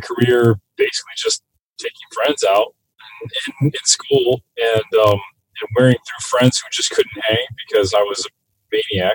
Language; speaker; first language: English; native; English